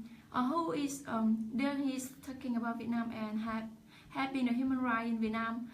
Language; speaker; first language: English; non-native, learner; Vietnamese